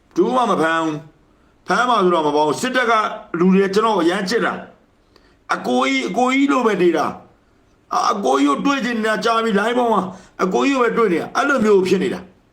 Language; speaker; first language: Burmese; native; Burmese